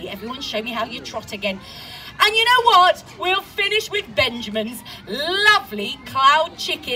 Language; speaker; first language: English; native; English